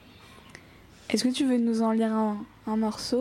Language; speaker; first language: French; native; French